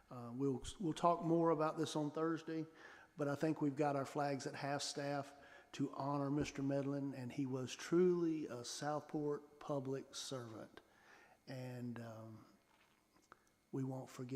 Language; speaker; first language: English; native; English